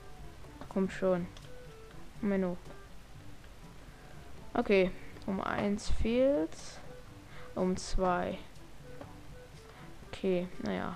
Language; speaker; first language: German; native; German